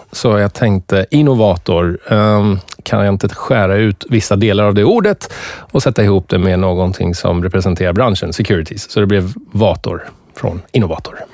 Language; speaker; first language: Swedish; early bilingual, other home language; Persian